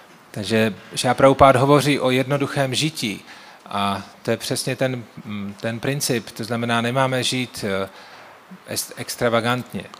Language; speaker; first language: Czech; native; Czech